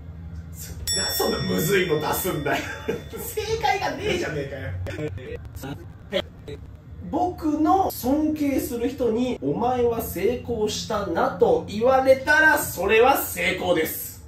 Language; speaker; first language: Japanese; native; Japanese